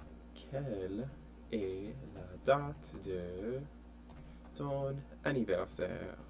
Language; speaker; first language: French; non-native, fluent; English